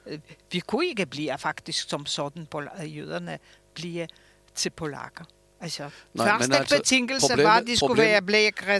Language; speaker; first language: Danish; non-native, fluent; Polish